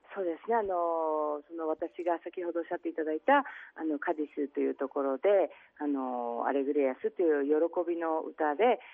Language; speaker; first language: Japanese; native; Japanese